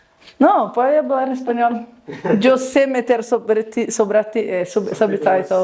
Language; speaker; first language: Spanish; non-native, learner; Portuguese